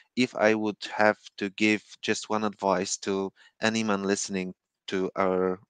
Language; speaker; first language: English; non-native, fluent; Polish